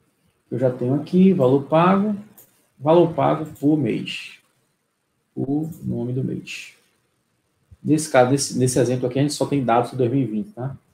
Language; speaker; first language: Portuguese; native; Portuguese